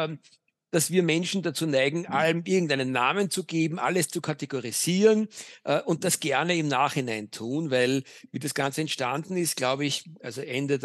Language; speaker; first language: German; native; German